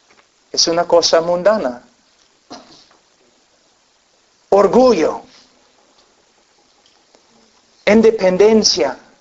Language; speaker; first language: Spanish; non-native, fluent; English